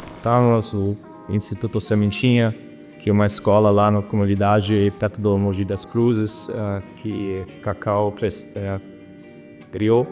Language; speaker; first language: Portuguese; non-native, fluent; German